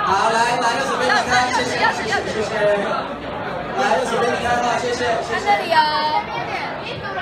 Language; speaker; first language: Chinese; native; Chinese